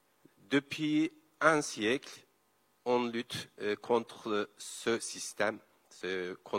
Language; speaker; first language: French; non-native, learner; Kurdish